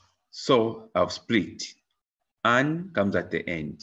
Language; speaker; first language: English; non-native, local second language; Bemba